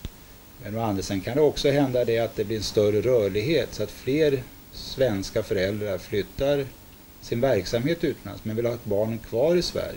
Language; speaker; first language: Swedish; native; Swedish